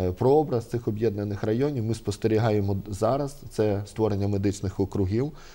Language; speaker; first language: Ukrainian; native; Ukrainian